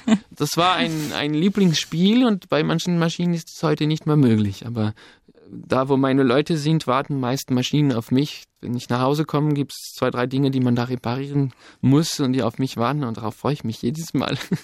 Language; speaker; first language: German; non-native, fluent; French